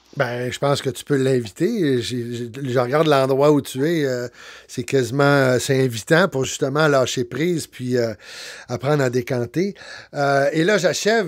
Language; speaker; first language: French; native; French